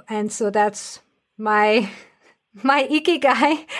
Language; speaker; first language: English; non-native, fluent; German